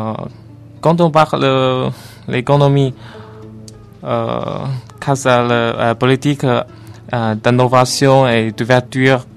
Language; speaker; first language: French; non-native, learner; Chinese